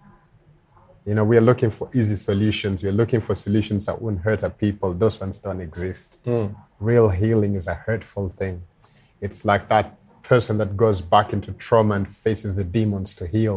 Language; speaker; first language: English; non-native, local second language; Luo (Kenya and Tanzania)